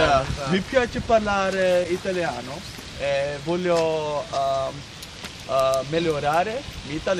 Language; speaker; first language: Italian; non-native, learner; Dutch